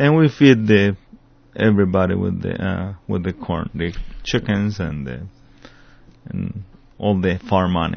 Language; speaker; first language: English; non-native, fluent; Spanish